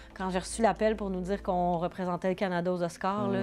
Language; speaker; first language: French; native; French